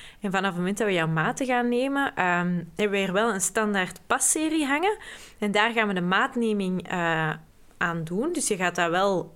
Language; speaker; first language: Dutch; native; Dutch